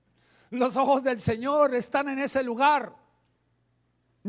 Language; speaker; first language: Spanish; native; Spanish